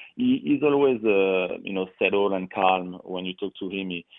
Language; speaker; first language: English; non-native, fluent; French